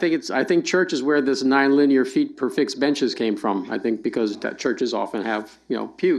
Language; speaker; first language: English; native; English